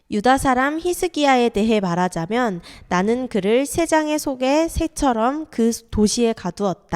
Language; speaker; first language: Korean; native; Korean